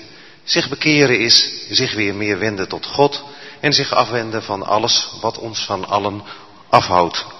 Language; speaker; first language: Dutch; native; Dutch